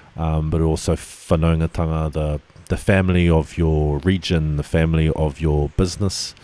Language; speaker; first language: English; native; English